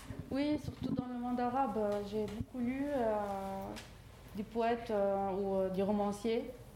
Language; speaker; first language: French; non-native, fluent; Arabic